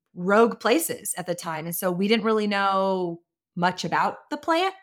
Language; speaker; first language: English; native; English